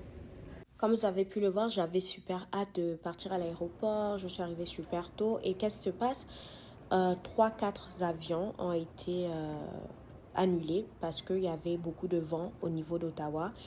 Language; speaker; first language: French; non-native, fluent; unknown